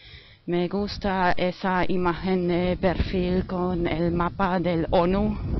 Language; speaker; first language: Spanish; non-native, fluent; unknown